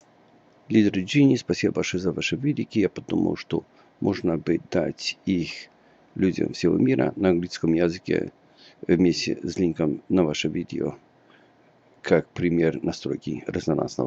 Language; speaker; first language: Russian; non-native, fluent; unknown